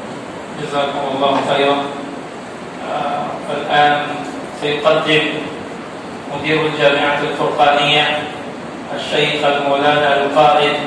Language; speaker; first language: Arabic; non-native, fluent; Urdu